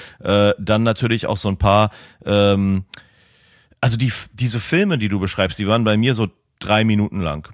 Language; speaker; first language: German; native; German